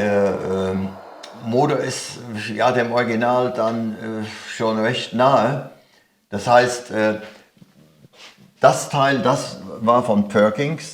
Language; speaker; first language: German; native; German